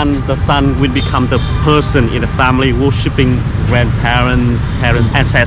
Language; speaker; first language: English; non-native, fluent; Vietnamese